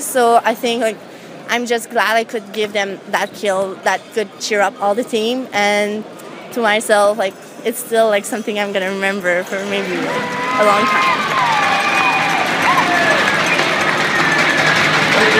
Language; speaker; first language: English; non-native, fluent; French